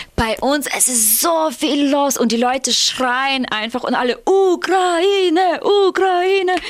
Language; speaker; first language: German; non-native, fluent; Ukrainian